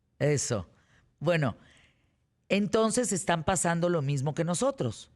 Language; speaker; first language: Spanish; native; Spanish